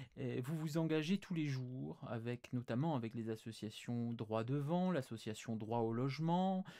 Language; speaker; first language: French; native; French